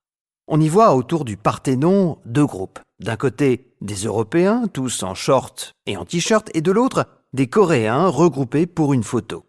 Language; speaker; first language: French; native; French